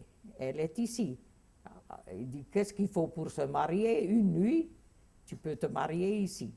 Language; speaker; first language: French; non-native, fluent; Hungarian